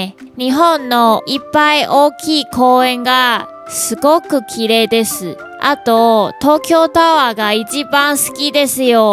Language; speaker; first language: Japanese; non-native, learner; Chinese